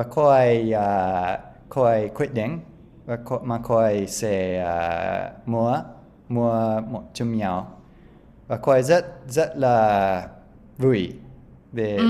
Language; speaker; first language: Vietnamese; non-native, learner; English